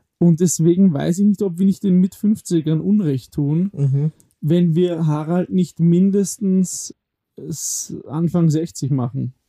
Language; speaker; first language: German; native; German